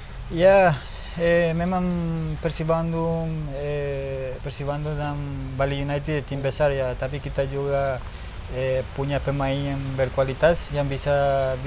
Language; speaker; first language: Indonesian; non-native, learner; Spanish